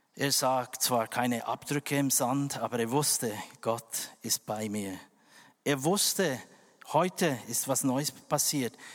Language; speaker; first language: German; non-native, fluent; Indonesian